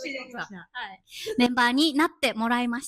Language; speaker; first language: Japanese; native; Japanese